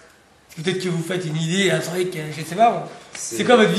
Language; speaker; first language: French; native; French